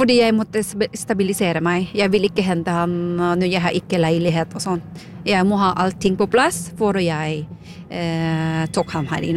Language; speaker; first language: Norwegian; non-native, fluent; Filipino